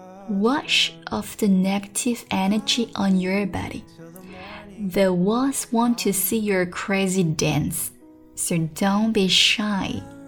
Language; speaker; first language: English; non-native, fluent; Chinese